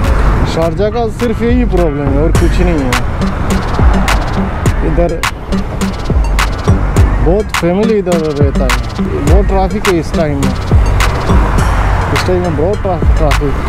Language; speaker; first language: Hindi; native; Hindi